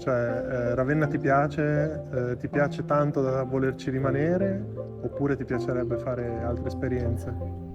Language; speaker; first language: Italian; native; Italian